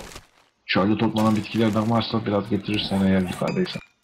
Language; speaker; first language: Turkish; native; Turkish